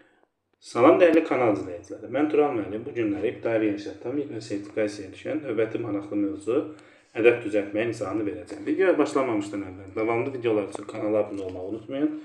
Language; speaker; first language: Azerbaijani; native; Azerbaijani